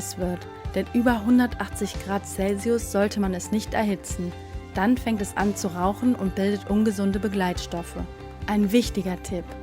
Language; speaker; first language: German; native; German